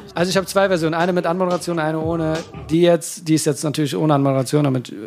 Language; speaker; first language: German; early bilingual, other home language; Persian